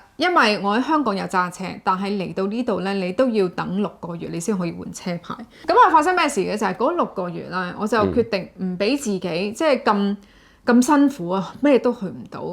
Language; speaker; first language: Cantonese; native; Cantonese